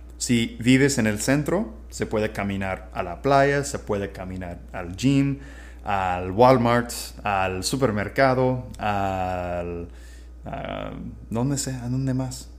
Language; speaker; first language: Spanish; non-native, fluent; English